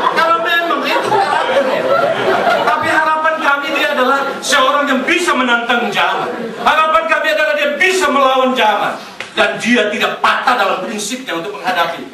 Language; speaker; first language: Indonesian; native; Indonesian